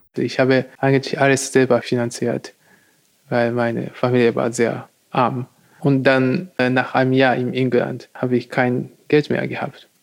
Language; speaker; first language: German; non-native, learner; Japanese